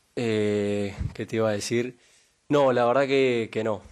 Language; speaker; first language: Spanish; native; Spanish